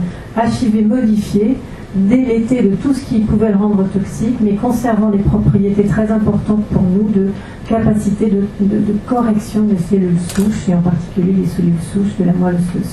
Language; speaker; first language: French; native; French